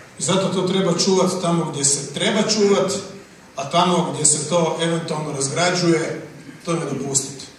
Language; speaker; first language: Croatian; native; Croatian